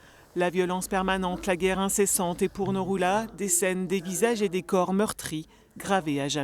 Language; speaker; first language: French; native; French